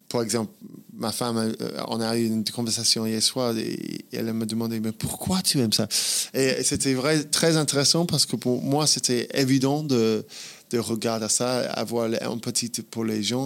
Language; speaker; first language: French; non-native, fluent; English